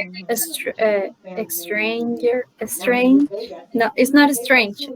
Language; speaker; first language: English; non-native, learner; Spanish